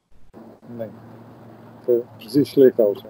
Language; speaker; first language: German; non-native, fluent; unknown